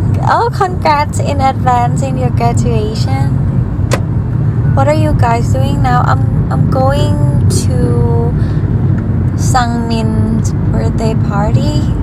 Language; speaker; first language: English; non-native, learner; Thai